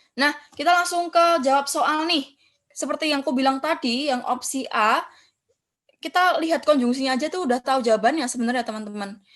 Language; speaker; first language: Indonesian; non-native, local second language; Javanese